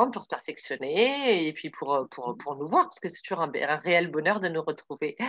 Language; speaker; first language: French; native; French